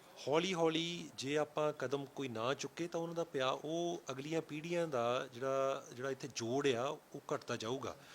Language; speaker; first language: Punjabi; early bilingual, heritage; Punjabi